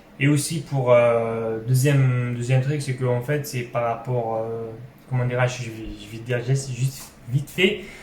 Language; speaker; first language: French; non-native, local second language; Arabic